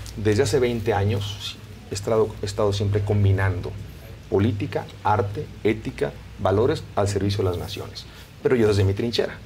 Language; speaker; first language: Spanish; native; Spanish